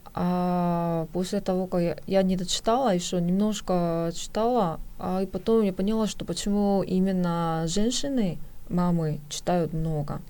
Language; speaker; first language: Russian; non-native, fluent; Korean